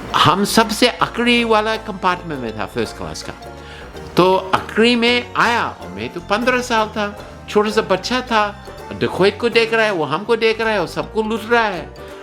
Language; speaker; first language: Hindi; non-native, fluent; English